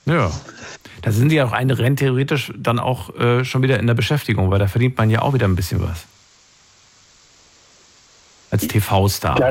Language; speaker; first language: German; native; German